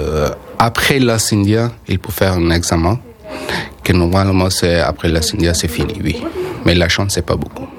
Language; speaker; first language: French; non-native, learner; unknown